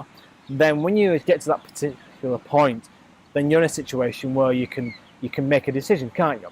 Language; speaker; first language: English; native; English